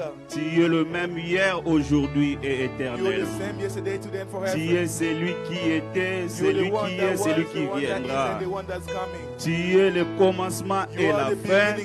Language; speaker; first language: French; non-native, local second language; Lingala